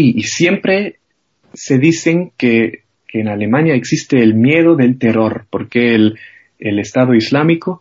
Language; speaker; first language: Spanish; non-native, fluent; German